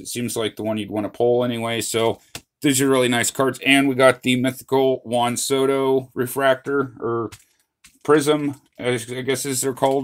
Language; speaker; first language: English; native; English